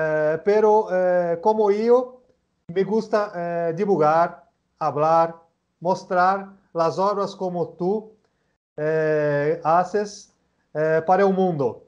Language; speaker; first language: Spanish; non-native, learner; Portuguese